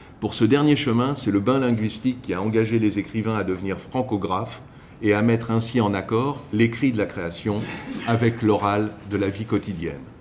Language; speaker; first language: French; native; French